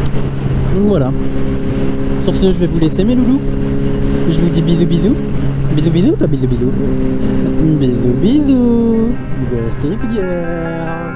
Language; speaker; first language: French; native; French